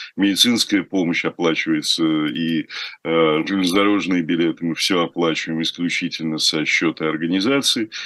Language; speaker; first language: Russian; native; Russian